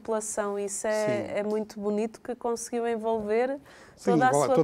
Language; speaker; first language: Portuguese; native; Portuguese